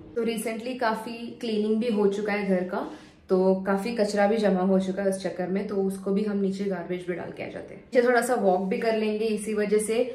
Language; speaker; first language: Hindi; non-native, local second language; Tulu